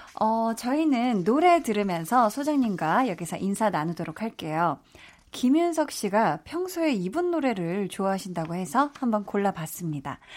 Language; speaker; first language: Korean; native; Korean